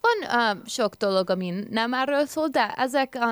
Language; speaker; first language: Hungarian; non-native, learner; English